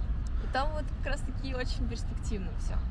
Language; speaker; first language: Russian; native; Russian